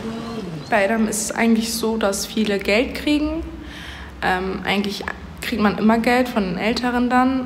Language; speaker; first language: German; early bilingual, other home language; Turkish